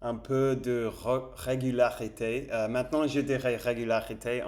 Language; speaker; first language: French; non-native, fluent; Spanish